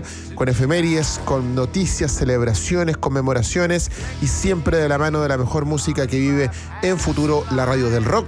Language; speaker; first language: Spanish; native; Spanish